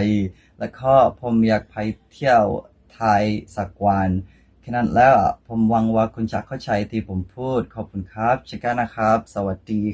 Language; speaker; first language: Thai; non-native, learner; Indonesian